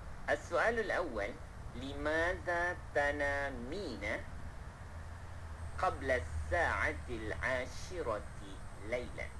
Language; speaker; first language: Arabic; non-native, fluent; Malay